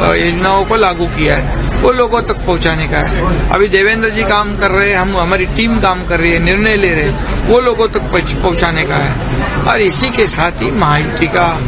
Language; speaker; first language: Hindi; non-native, local second language; Marathi